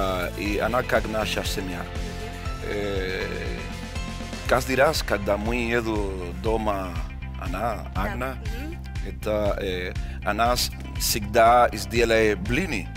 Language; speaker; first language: Russian; non-native, learner; Spanish